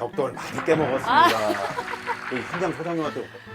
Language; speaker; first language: Korean; native; Korean